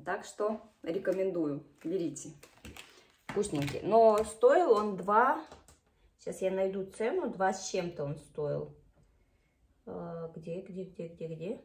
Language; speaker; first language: Russian; native; Russian